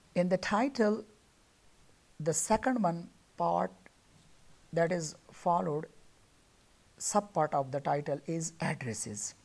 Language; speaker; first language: English; non-native, local second language; Pashto